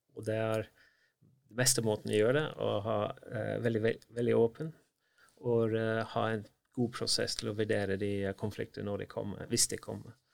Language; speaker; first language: Norwegian; non-native, fluent; English